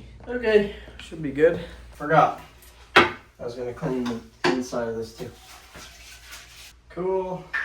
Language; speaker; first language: English; native; English